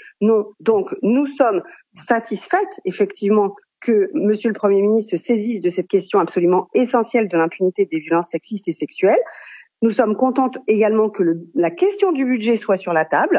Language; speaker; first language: French; native; French